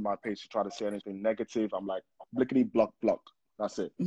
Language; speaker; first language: English; non-native, local second language; Yoruba